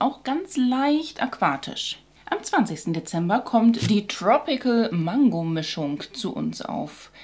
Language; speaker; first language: German; native; German